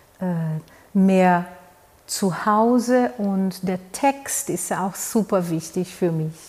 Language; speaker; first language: German; non-native, fluent; Portuguese